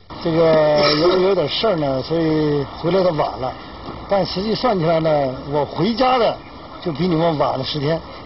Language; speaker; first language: Chinese; non-native, fluent; Korean